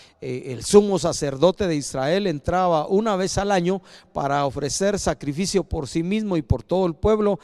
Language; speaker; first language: Spanish; native; Spanish